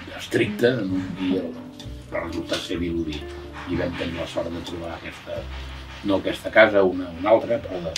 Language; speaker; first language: Catalan; native; Catalan